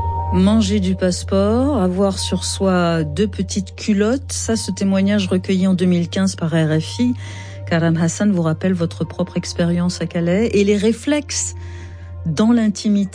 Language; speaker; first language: French; native; French